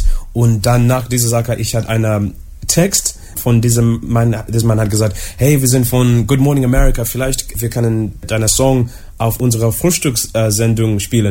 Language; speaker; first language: German; non-native, learner; English